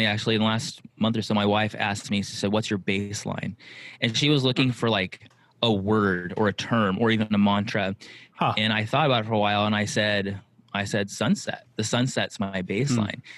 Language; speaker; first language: English; native; English